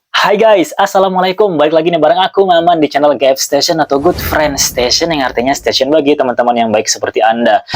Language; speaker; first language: Indonesian; non-native, local second language; Sasak